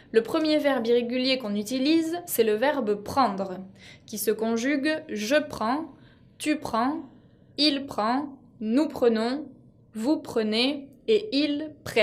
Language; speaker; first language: French; non-native, fluent; Spanish